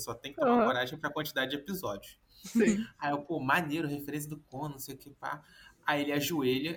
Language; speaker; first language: Portuguese; native; Portuguese